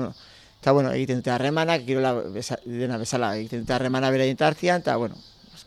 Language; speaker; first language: Basque; native; Basque